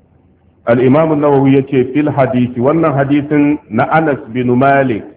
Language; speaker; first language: Arabic; non-native, fluent; Hausa